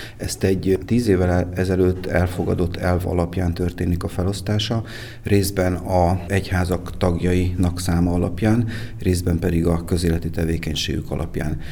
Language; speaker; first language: Hungarian; native; Hungarian